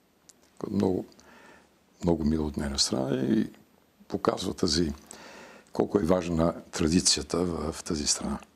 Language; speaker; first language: Bulgarian; early bilingual, heritage; Bulgarian